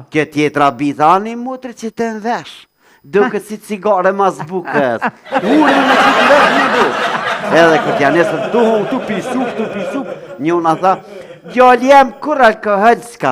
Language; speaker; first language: Albanian; native; Albanian